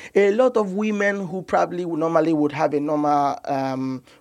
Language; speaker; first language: English; non-native, local second language; Igbo